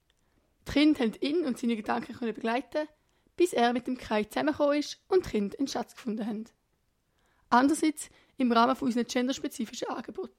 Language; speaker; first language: German; native; German